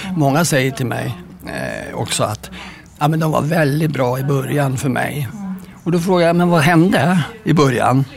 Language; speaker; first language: Swedish; native; Swedish